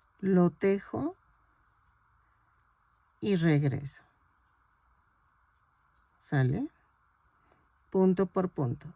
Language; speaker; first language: Spanish; native; Spanish